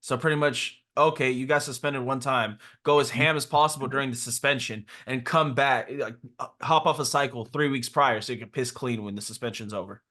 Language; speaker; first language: English; native; English